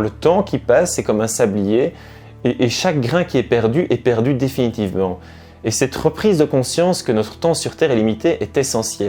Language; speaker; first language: French; native; French